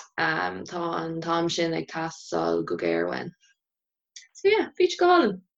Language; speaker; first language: Irish; native; Irish